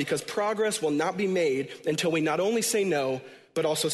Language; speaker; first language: English; native; English